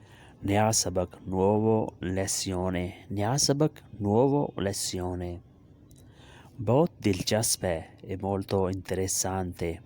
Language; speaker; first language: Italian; non-native, learner; Urdu